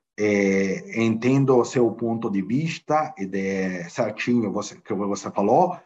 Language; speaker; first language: Portuguese; non-native, fluent; Italian